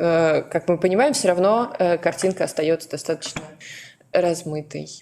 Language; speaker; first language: Russian; native; Russian